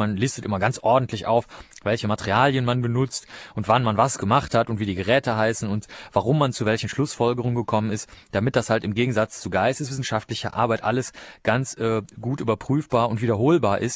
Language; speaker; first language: German; native; German